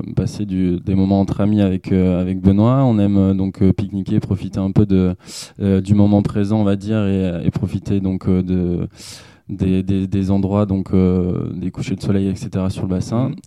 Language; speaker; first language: French; native; French